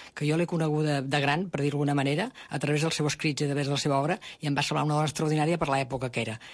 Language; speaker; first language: Catalan; native; Catalan